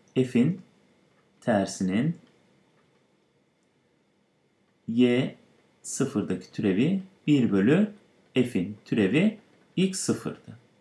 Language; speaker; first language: Turkish; native; Turkish